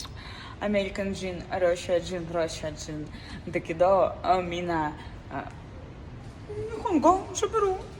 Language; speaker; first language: Japanese; non-native, learner; Russian